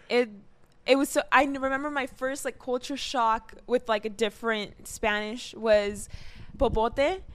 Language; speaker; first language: English; early bilingual, other home language; Spanish